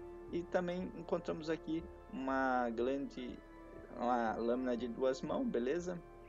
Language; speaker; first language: Portuguese; native; Portuguese